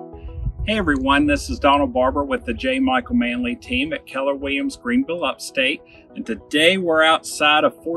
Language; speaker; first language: English; native; English